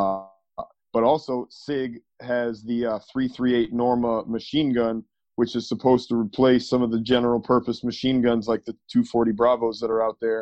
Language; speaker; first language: English; native; English